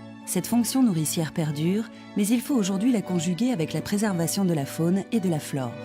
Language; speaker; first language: French; native; French